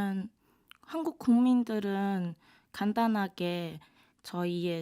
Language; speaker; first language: Korean; non-native, fluent; Cantonese